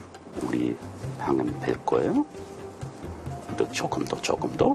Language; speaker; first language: Korean; non-native, learner; English